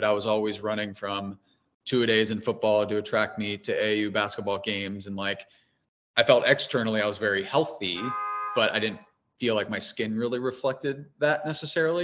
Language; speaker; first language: English; native; English